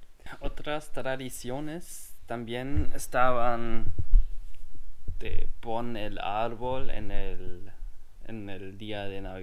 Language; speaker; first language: Spanish; non-native, learner; German